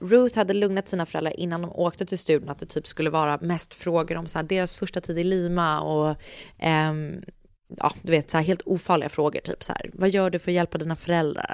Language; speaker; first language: Swedish; native; Swedish